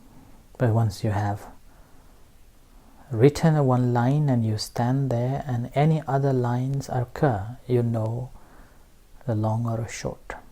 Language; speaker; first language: English; non-native, fluent; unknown